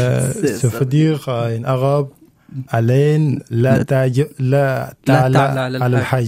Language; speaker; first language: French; non-native, learner; Arabic